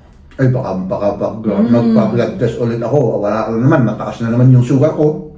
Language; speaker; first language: Filipino; non-native, fluent; German